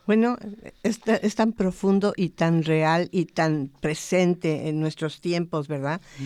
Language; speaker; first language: Spanish; native; Spanish